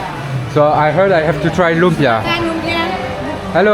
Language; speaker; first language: English; non-native, learner; French